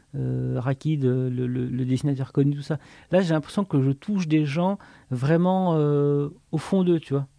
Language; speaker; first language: French; native; French